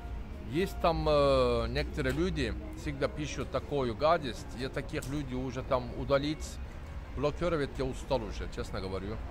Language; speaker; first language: Russian; non-native, learner; Turkish